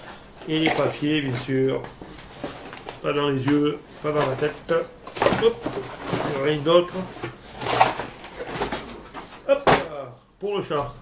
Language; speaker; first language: French; native; French